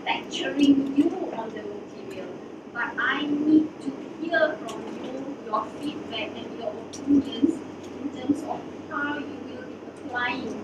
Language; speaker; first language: English; non-native, local second language; Malay